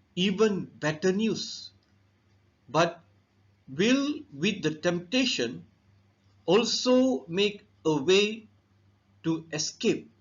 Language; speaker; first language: English; non-native, local second language; Tamil